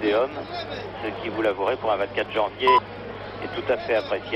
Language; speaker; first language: French; native; French